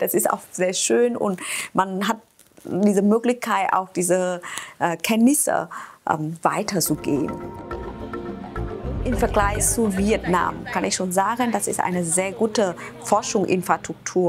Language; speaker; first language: German; non-native, fluent; Vietnamese